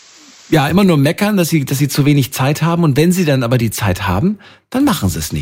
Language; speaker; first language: German; native; German